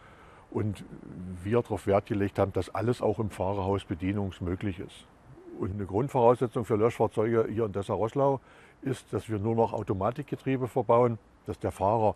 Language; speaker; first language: German; native; German